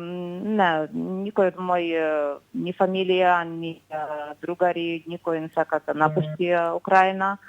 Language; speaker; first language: Macedonian; non-native, fluent; Ukrainian